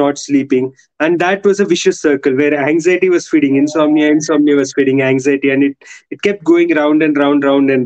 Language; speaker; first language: English; non-native, local second language; Telugu